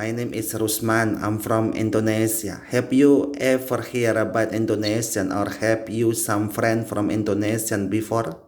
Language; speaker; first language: English; non-native, learner; Indonesian